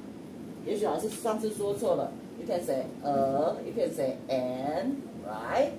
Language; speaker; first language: English; non-native, fluent; Chinese